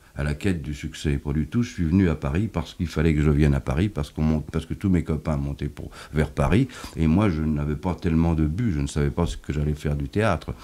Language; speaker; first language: French; native; French